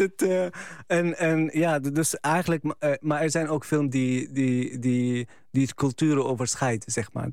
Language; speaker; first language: Dutch; non-native, fluent; Arabic